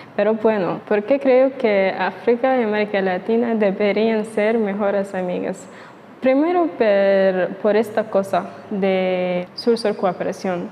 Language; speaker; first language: Spanish; non-native, learner; Arabic